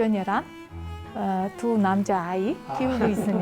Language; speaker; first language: Korean; non-native, learner; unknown